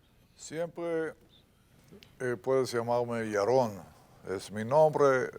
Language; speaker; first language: Spanish; non-native, fluent; Hebrew